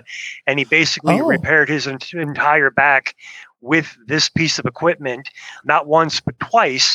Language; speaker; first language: English; native; English